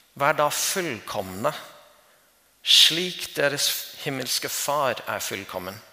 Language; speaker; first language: Norwegian; non-native, fluent; English